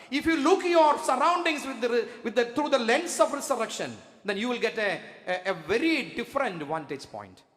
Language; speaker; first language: English; non-native, local second language; Malayalam